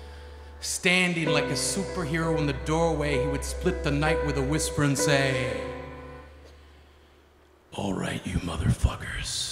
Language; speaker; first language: English; native; English